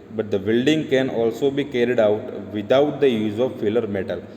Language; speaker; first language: English; non-native, local second language; Gujarati